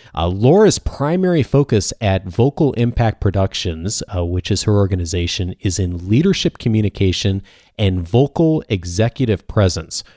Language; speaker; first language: English; native; English